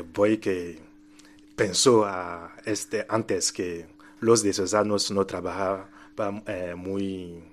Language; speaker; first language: Spanish; non-native, learner; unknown